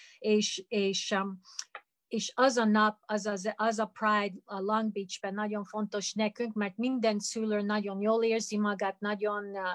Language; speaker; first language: Hungarian; early bilingual, heritage; Hungarian